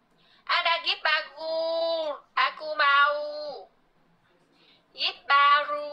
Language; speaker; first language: Indonesian; non-native, learner; Vietnamese